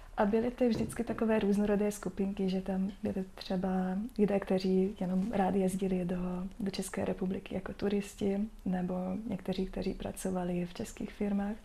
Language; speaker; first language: Czech; non-native, fluent; Hungarian